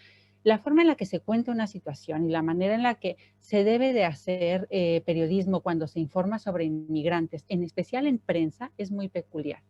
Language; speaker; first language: Spanish; native; Spanish